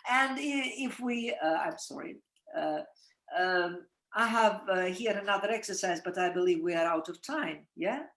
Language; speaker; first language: English; non-native, fluent; Russian